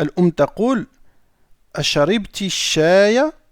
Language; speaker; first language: Arabic; non-native, fluent; French